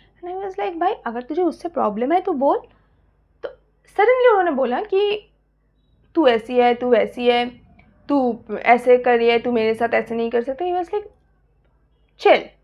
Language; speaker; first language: Hindi; non-native, local second language; Bangla